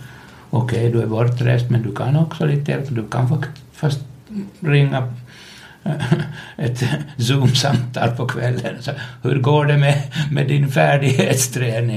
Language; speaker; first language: Swedish; non-native, local second language; Finnish